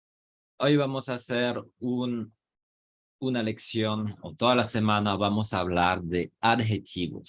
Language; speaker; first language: Spanish; non-native, fluent; French